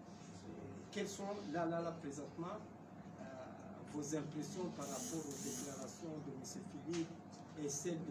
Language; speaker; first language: French; non-native, local second language; Comorian